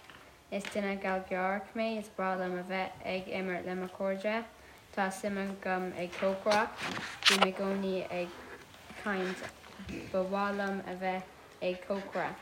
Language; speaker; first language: Irish; non-native, local second language; English